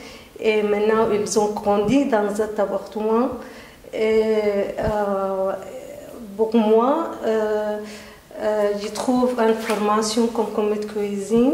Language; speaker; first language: French; non-native, learner; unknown